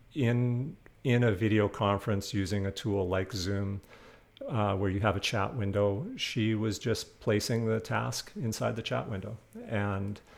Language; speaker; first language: English; native; English